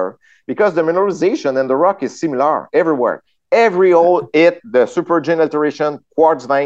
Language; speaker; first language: English; non-native, fluent; French